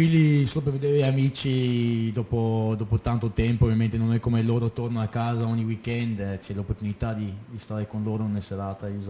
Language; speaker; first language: Italian; non-native, fluent; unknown